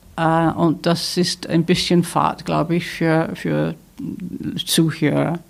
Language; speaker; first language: German; non-native, fluent; English